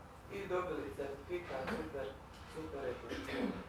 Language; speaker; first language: Bosnian; native; Bosnian